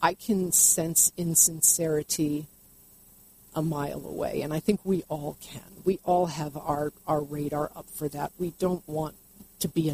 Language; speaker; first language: English; native; English